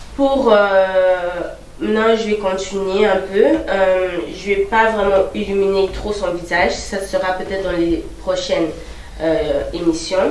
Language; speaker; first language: French; non-native, local second language; Lingala